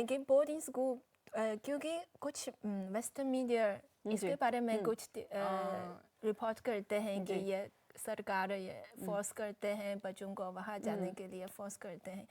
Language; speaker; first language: Hindi; non-native, fluent; Chinese